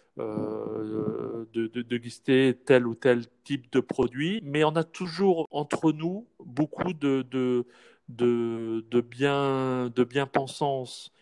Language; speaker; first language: French; native; French